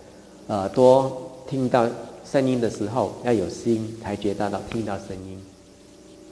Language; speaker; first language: Chinese; native; Chinese